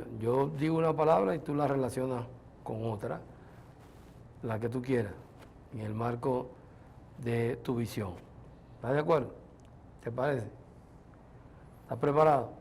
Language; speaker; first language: Spanish; native; Spanish